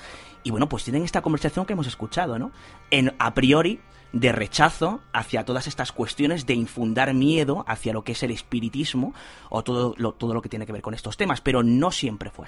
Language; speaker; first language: Spanish; native; Spanish